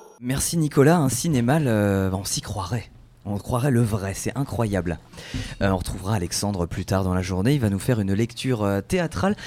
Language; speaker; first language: French; native; French